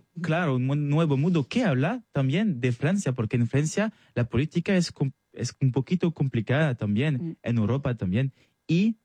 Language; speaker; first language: Spanish; non-native, learner; French